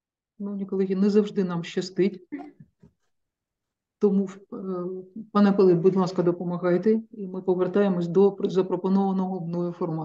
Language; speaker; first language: Ukrainian; native; Ukrainian